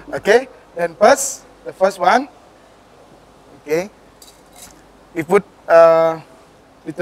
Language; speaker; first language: English; non-native, learner; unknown